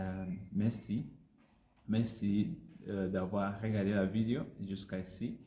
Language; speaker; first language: French; non-native, learner; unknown